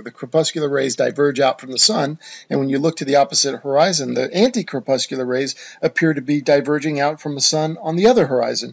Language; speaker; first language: English; native; English